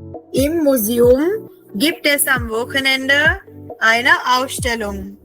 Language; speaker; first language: German; non-native, fluent; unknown